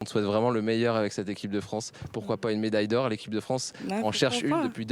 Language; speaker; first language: French; native; French